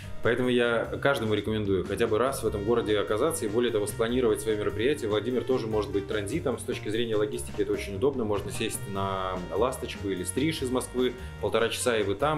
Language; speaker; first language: Russian; native; Russian